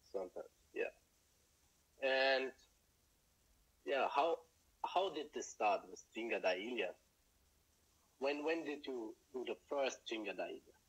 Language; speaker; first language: English; non-native, fluent; German